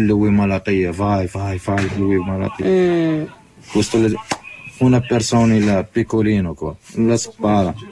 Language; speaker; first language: Italian; non-native, learner; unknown